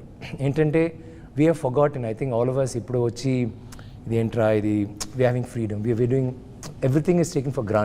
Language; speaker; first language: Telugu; non-native, learner; Tamil